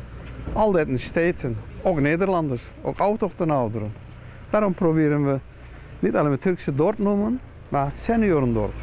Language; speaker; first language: Dutch; non-native, fluent; Turkish